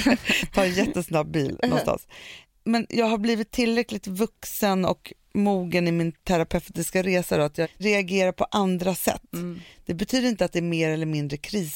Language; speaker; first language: Swedish; native; Swedish